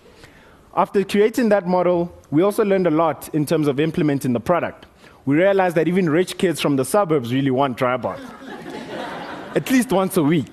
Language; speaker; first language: English; non-native, local second language; Northern Sotho